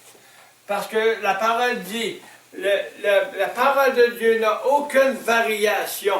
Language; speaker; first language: French; native; French